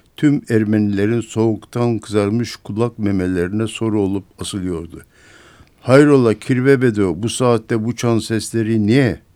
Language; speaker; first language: Turkish; native; Turkish